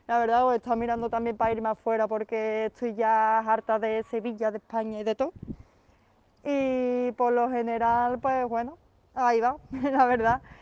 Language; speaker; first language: Spanish; native; Spanish